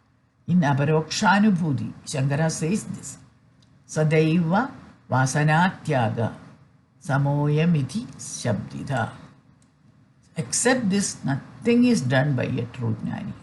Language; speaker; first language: English; non-native, fluent; Malayalam